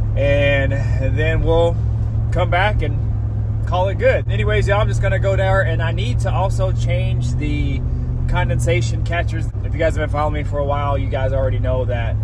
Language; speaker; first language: English; native; English